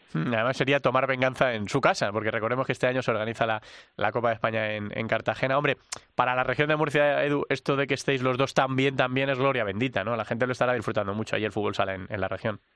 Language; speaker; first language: Spanish; native; Spanish